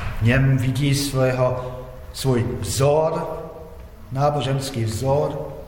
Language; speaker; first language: Czech; non-native, fluent; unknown